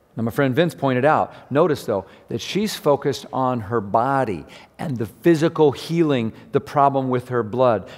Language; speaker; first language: English; native; English